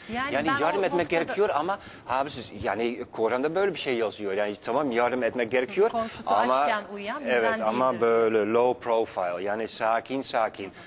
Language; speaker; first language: Turkish; non-native, fluent; Dutch